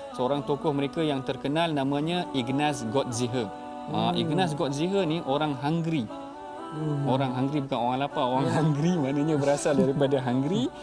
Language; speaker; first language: Malay; native; Malay